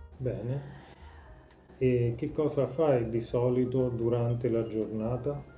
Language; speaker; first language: Italian; native; Italian